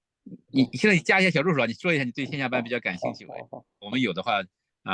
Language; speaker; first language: Chinese; native; Chinese